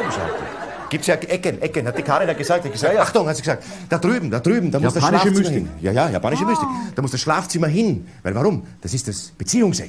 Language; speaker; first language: German; native; German